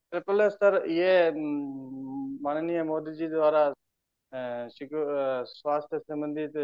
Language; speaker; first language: Hindi; native; Hindi